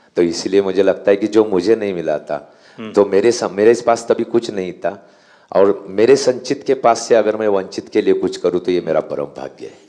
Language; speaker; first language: Hindi; non-native, local second language; Marathi